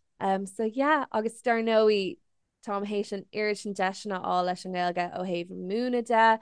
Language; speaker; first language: Irish; non-native, local second language; English